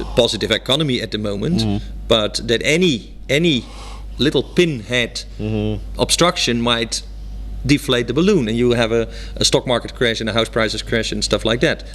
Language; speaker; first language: English; non-native, fluent; Dutch